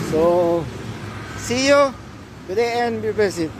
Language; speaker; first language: English; non-native, learner; Indonesian